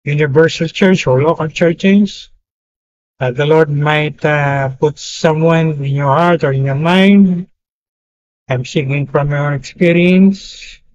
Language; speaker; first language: English; non-native, local second language; Filipino